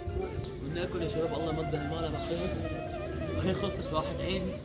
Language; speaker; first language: Arabic; native; Arabic